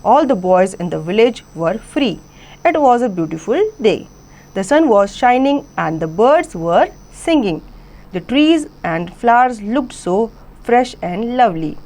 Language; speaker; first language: English; non-native, local second language; Hindi